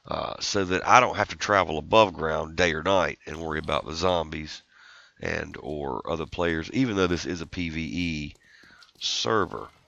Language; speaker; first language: English; native; English